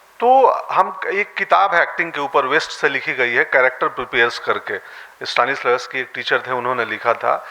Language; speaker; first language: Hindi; native; Hindi